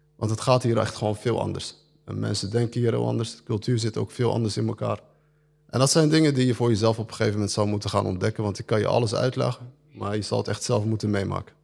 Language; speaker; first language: Dutch; early bilingual, other home language; Arabic